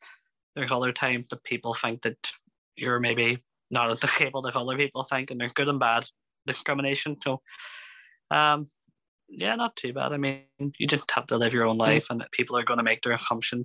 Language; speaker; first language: English; native; English